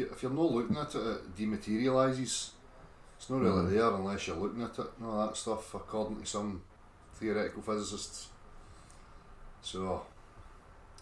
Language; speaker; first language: English; native; English